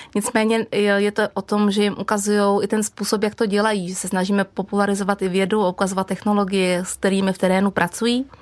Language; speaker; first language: Czech; native; Czech